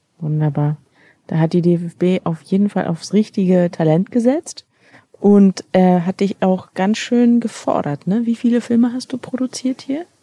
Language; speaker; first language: German; native; German